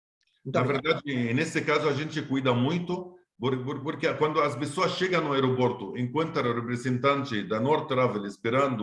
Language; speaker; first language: Portuguese; non-native, fluent; Arabic